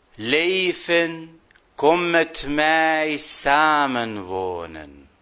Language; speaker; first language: Dutch; non-native, fluent; Arabic